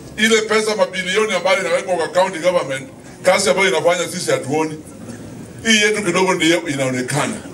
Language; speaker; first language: Swahili; native; Swahili